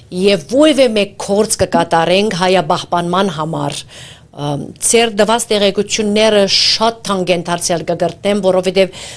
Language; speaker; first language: Armenian; early bilingual, heritage; Armenian